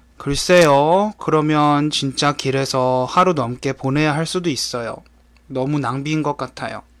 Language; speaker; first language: Korean; native; Korean